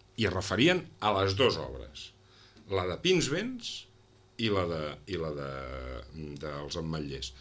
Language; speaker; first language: Catalan; non-native, local second language; Spanish